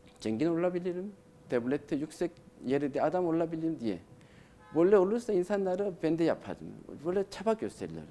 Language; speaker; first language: Turkish; non-native, learner; Korean